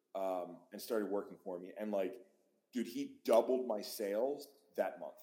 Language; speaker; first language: English; native; English